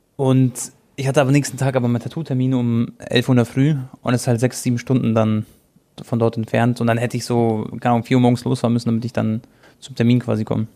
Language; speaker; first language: German; early bilingual, other home language; Croatian